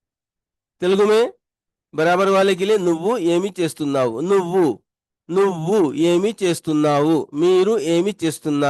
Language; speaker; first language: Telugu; non-native, local second language; Urdu